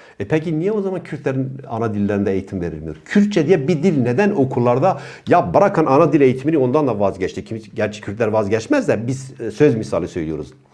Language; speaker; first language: Turkish; non-native, local second language; Kurdish